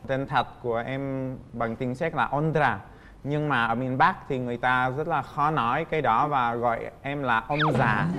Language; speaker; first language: Vietnamese; non-native, fluent; Czech